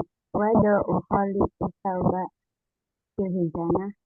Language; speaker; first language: Arabic; non-native, learner; Indonesian